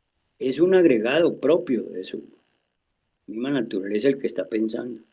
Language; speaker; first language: Spanish; native; Spanish